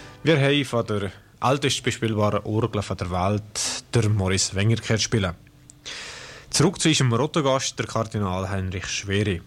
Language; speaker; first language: German; native; German